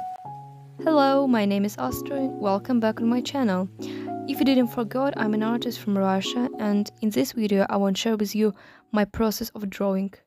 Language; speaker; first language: English; non-native, learner; Russian